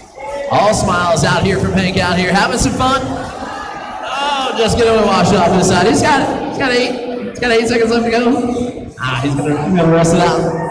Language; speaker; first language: English; native; English